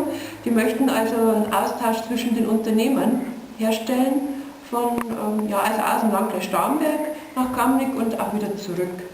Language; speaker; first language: German; native; German